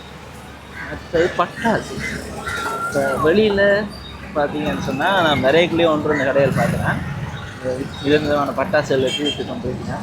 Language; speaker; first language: Tamil; native; Tamil